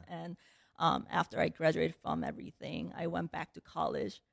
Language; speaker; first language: English; early bilingual, other home language; Korean